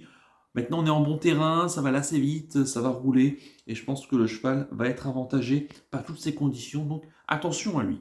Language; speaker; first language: French; native; French